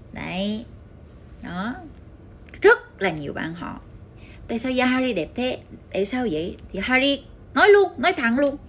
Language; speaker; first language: Vietnamese; early bilingual, heritage; Korean